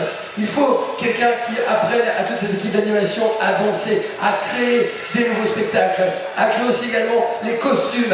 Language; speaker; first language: French; native; French